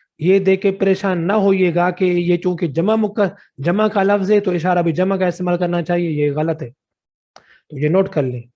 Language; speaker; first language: Urdu; non-native, local second language; Sindhi